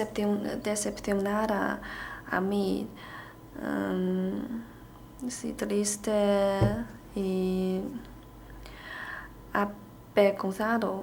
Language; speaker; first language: Spanish; non-native, learner; Chinese